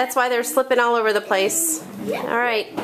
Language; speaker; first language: English; native; English